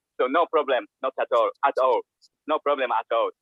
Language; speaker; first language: English; non-native, learner; Japanese